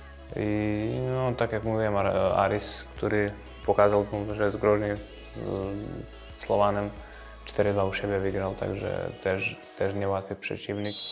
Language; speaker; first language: Polish; non-native, fluent; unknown